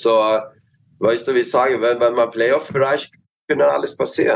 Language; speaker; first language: German; non-native, fluent; Swedish